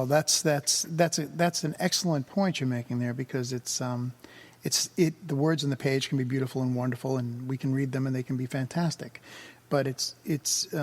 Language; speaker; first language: English; native; English